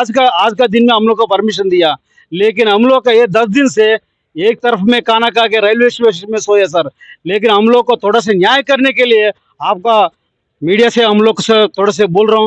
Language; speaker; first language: Hindi; non-native, local second language; Telugu